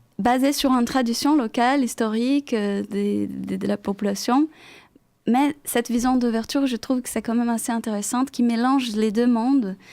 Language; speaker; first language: French; non-native, fluent; Portuguese